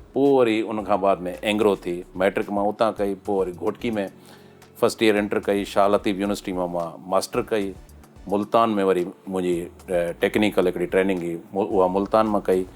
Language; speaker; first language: Sindhi; native; Sindhi